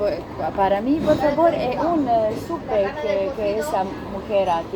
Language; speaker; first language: Spanish; non-native, learner; Croatian